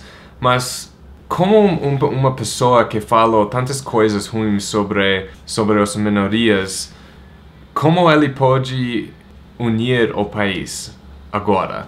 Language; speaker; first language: Portuguese; non-native, fluent; English